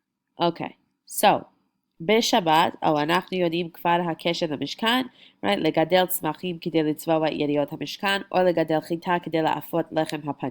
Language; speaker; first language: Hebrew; non-native, fluent; English